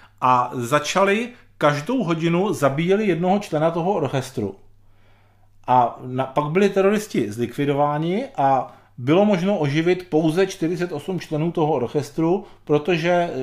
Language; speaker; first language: Czech; native; Czech